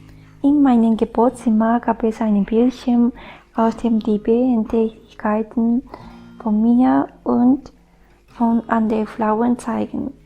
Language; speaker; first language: German; non-native, fluent; Japanese